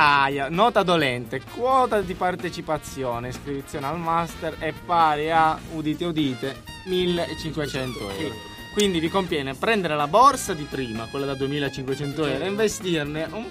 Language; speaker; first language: Italian; native; Italian